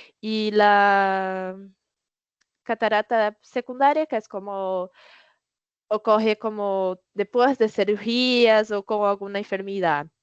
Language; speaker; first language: Spanish; non-native, learner; Portuguese